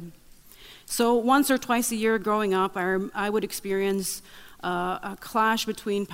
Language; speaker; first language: English; non-native, fluent; Arabic